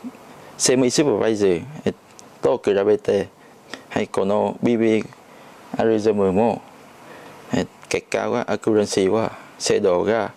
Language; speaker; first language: Japanese; non-native, learner; Chinese